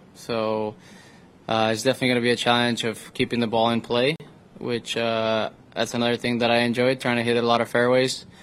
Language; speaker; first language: English; non-native, fluent; Spanish